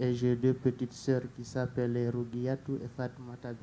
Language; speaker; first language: French; non-native, learner; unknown